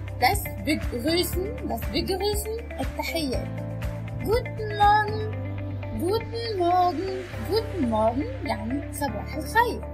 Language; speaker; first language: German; non-native, learner; Arabic